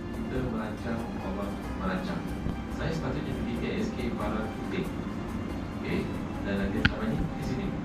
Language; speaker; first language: Malay; native; Malay